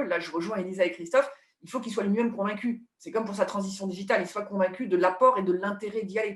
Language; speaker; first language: French; native; French